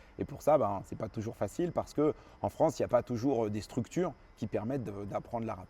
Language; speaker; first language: French; early bilingual, other home language; Arabic